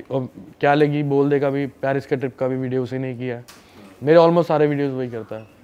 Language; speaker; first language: Hindi; native; Hindi